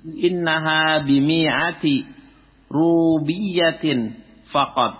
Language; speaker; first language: Arabic; non-native, learner; Indonesian